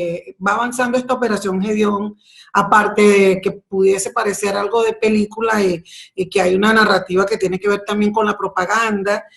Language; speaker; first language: Spanish; native; Spanish